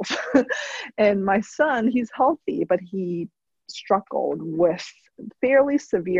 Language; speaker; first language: English; non-native, local second language; Cantonese